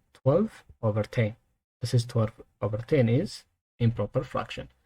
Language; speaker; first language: English; non-native, local second language; Amharic